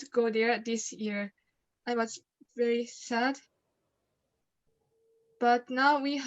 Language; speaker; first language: English; non-native, learner; Japanese